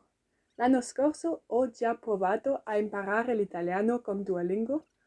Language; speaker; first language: Italian; non-native, learner; French